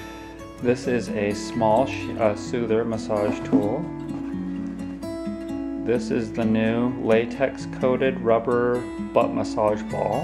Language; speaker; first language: English; native; English